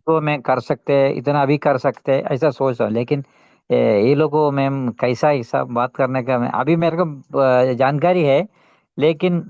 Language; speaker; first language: Hindi; non-native, local second language; Malayalam